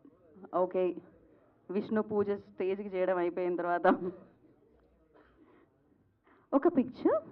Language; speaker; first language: Telugu; native; Telugu